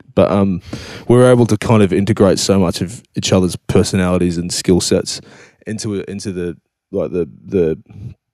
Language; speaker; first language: English; native; English